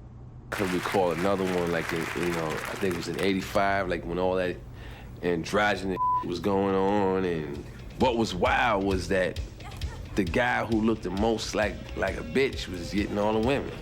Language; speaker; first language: English; native; English